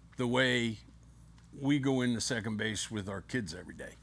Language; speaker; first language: English; native; English